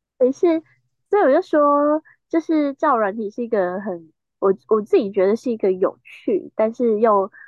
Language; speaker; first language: Chinese; native; Chinese